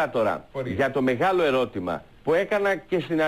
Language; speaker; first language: Greek; native; Greek